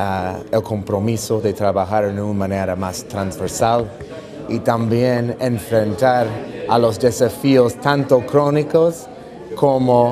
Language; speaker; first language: Spanish; non-native, fluent; English